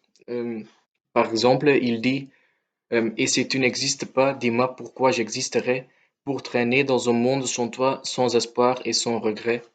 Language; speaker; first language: French; non-native, local second language; Dutch